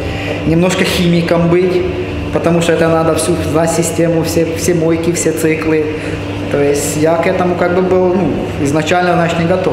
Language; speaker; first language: Russian; native; Russian